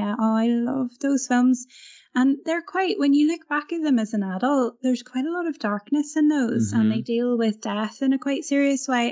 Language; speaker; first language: English; native; English